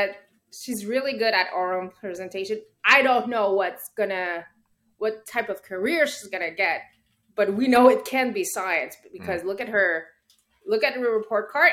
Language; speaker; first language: English; native; English